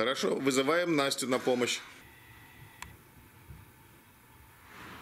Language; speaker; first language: Russian; native; Russian